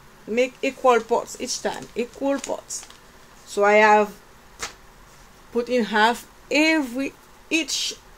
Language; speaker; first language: English; non-native, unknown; Haitian Creole